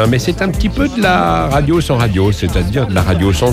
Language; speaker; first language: French; native; French